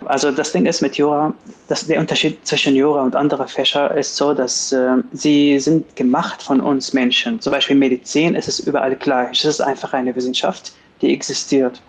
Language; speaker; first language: German; non-native, fluent; Arabic